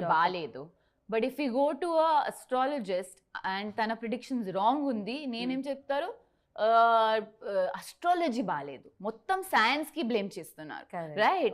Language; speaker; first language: Telugu; non-native, learner; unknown